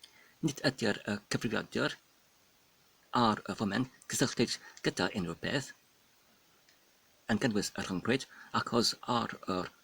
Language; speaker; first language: Welsh; non-native, fluent; English